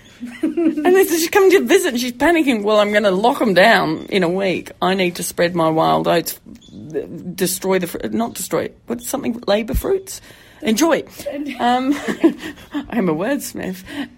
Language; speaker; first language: English; native; English